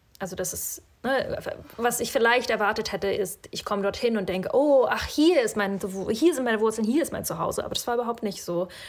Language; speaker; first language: German; early bilingual, other home language; Russian